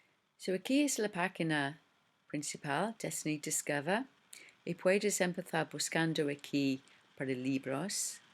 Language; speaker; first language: Spanish; non-native, learner; English